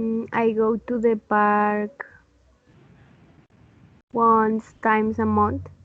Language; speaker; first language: English; non-native, learner; Spanish